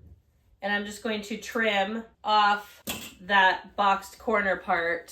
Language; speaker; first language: English; native; English